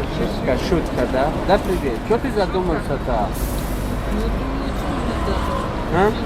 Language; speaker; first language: Russian; non-native, local second language; Tajik